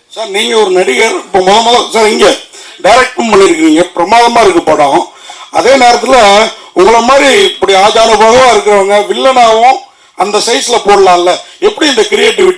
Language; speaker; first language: Tamil; native; Tamil